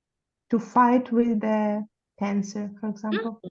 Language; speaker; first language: English; non-native, fluent; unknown